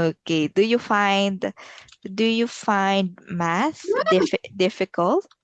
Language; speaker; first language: English; non-native, local second language; Filipino